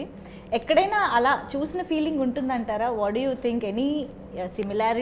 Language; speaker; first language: Telugu; native; Telugu